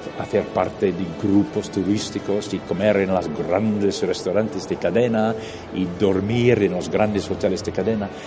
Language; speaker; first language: Spanish; non-native, fluent; English